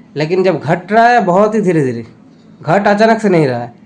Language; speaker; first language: Hindi; non-native, local second language; Bangla